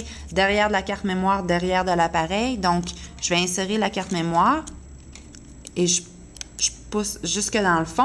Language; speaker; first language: French; native; French